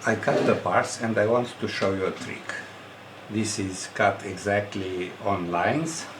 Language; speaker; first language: English; non-native, fluent; Romanian